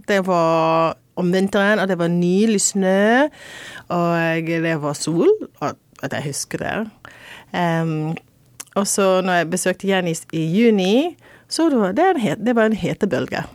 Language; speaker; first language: Norwegian; non-native, fluent; English